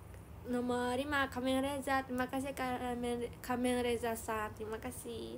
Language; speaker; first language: Indonesian; non-native, learner; Japanese